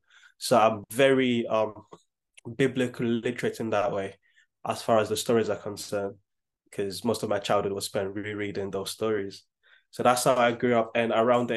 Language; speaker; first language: English; non-native, local second language; Yoruba